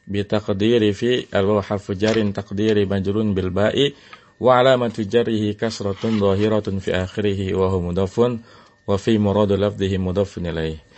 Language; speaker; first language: Arabic; non-native, fluent; Indonesian